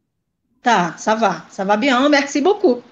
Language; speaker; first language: French; non-native, learner; Portuguese